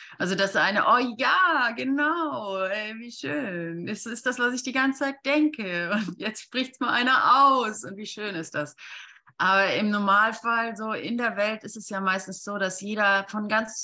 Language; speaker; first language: German; native; German